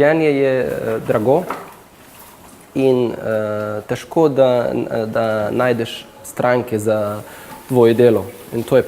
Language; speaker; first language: Slovenian; non-native, fluent; Arabic